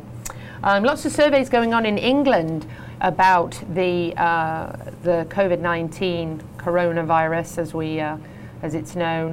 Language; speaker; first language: English; native; English